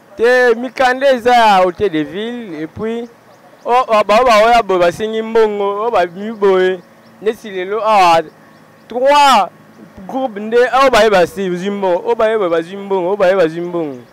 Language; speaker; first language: Lingala; native; Lingala